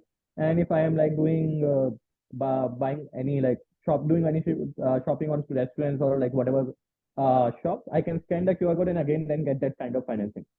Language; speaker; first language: English; non-native, local second language; Hindi